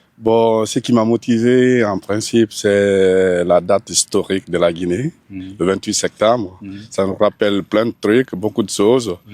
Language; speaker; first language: French; non-native, local second language; Fula